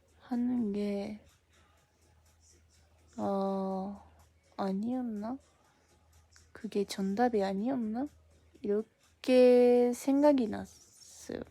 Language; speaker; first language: Korean; non-native, fluent; Japanese